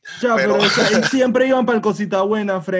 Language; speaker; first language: Spanish; native; Spanish